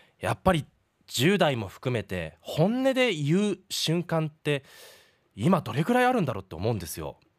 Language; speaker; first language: Japanese; native; Japanese